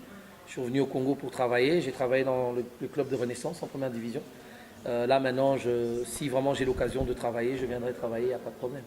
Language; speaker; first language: French; native; French